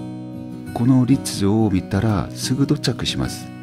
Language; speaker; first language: Japanese; non-native, learner; Korean